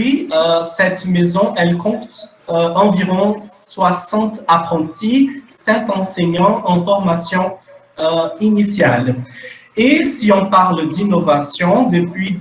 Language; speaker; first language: French; non-native, fluent; Portuguese